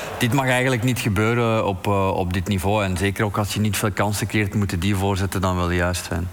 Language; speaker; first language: Dutch; native; Dutch